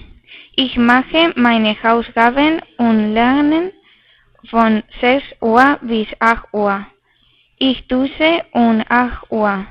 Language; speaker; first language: German; non-native, learner; Spanish